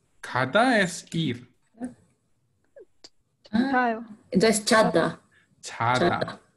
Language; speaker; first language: Spanish; non-native, fluent; Korean